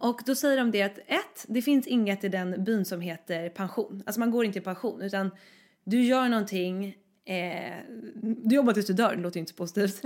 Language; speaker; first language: Swedish; native; Swedish